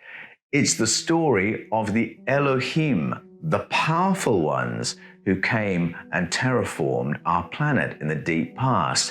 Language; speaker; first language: English; native; English